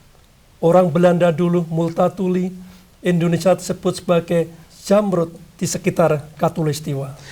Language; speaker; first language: Indonesian; non-native, local second language; Javanese